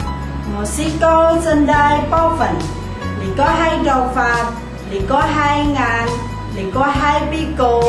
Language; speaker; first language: Cantonese; non-native, learner; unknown